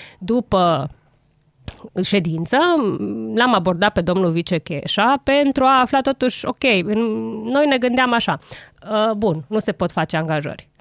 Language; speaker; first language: Romanian; native; Romanian